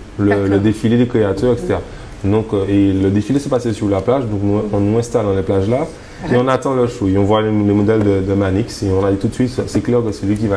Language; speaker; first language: French; native; French